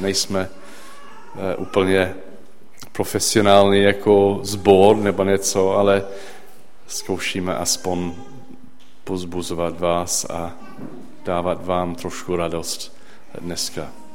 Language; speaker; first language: Czech; non-native, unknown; English